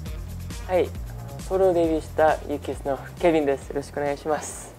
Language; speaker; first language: Japanese; non-native, learner; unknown